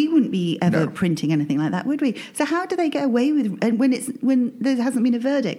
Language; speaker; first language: English; native; English